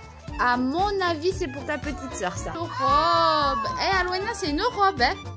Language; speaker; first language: French; native; French